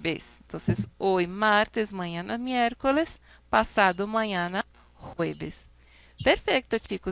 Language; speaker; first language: Spanish; non-native, fluent; Portuguese